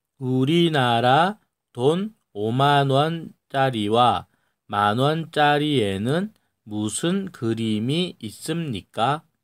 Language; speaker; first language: Korean; native; Korean